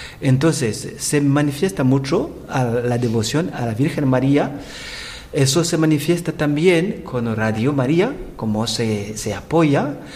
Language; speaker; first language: Spanish; non-native, learner; Rundi